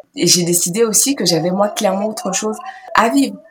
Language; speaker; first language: French; native; French